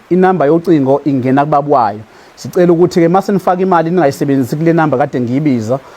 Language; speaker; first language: Zulu; native; Zulu